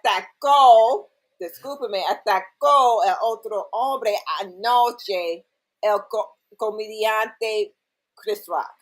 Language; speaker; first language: Spanish; non-native, learner; English